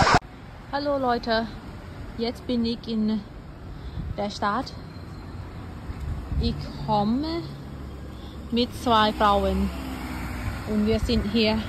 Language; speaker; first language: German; non-native, learner; Thai